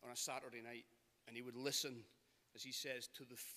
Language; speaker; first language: English; native; English